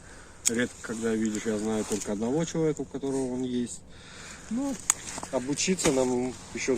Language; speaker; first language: Russian; native; Russian